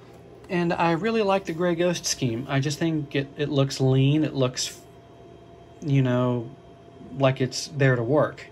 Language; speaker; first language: English; native; English